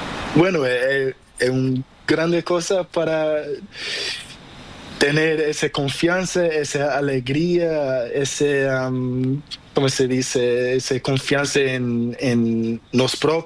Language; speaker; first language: Spanish; non-native, learner; Portuguese